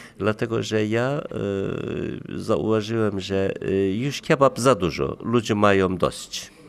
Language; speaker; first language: Polish; non-native, learner; Turkish